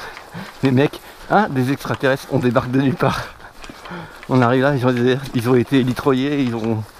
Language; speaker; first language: French; native; French